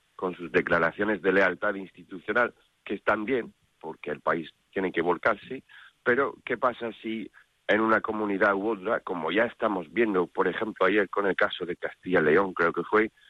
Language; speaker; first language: Spanish; non-native, fluent; English